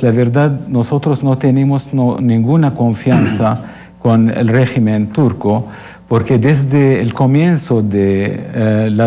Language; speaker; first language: Spanish; non-native, fluent; Arabic